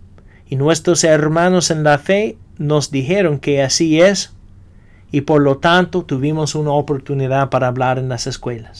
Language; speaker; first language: Spanish; non-native, fluent; English